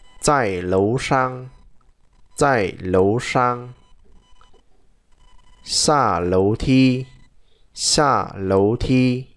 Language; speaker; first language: Chinese; non-native, fluent; Vietnamese